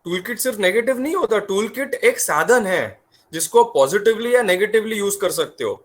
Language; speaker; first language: Hindi; non-native, local second language; Marathi